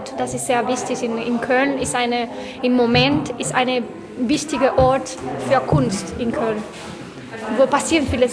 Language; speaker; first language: German; non-native, fluent; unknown